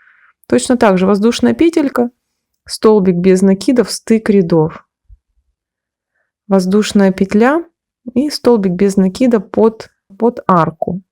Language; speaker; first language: Russian; native; Russian